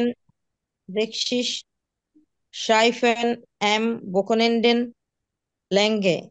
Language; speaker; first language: German; non-native, learner; Bangla